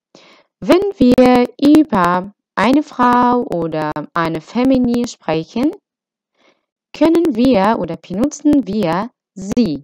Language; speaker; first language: German; non-native, fluent; Arabic